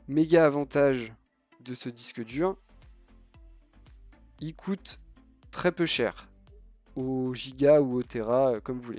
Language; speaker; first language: French; native; French